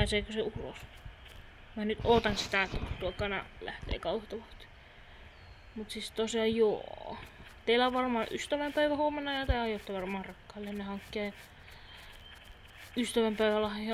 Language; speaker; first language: Finnish; native; Finnish